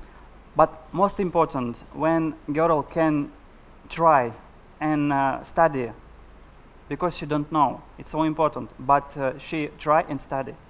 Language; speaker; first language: English; non-native, learner; Russian